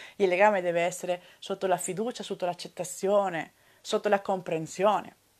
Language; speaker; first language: Italian; non-native, fluent; Spanish